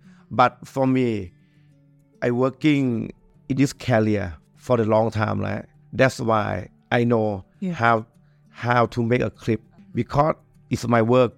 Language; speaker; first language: English; non-native, learner; Thai